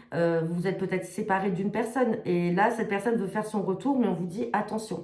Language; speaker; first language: French; native; French